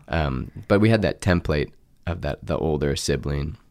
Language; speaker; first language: English; native; English